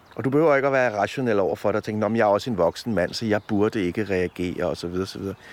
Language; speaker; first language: Danish; early bilingual, other home language; Polish